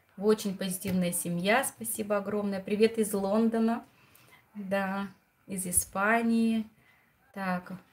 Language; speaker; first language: Russian; non-native, local second language; Romanian